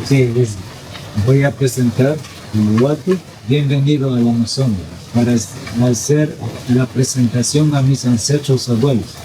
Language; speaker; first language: Spanish; non-native, local second language; Quechua